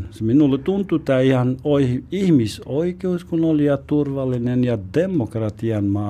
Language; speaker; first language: Finnish; non-native, learner; Albanian